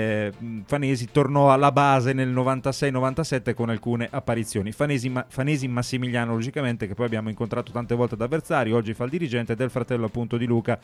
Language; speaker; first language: Italian; native; Italian